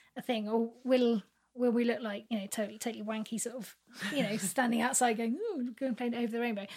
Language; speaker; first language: English; native; English